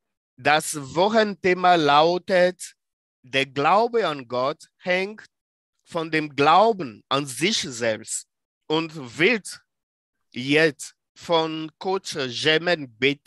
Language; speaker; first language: German; non-native, fluent; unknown